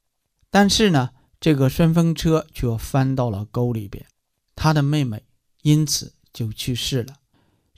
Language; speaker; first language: Chinese; native; Chinese